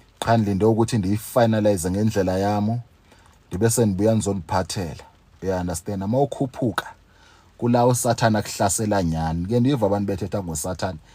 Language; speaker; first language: Zulu; non-native, local second language; Xhosa